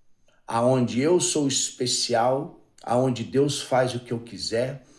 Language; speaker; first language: Portuguese; native; Portuguese